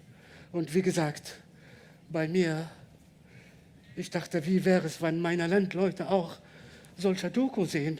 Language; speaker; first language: German; non-native, learner; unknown